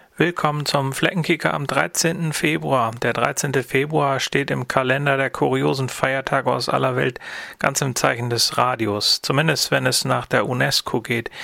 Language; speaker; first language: German; native; German